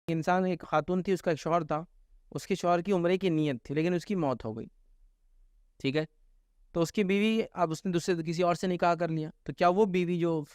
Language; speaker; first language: Urdu; native; Urdu